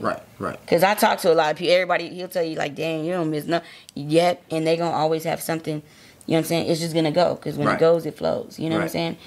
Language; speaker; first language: English; native; English